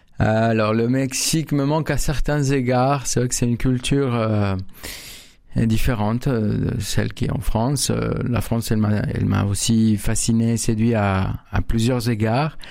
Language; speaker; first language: French; non-native, fluent; Spanish